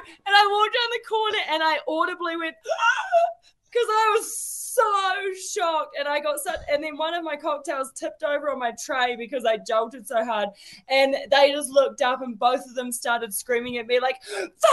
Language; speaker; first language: English; native; English